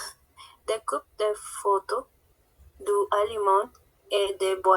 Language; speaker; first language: French; non-native, learner; Spanish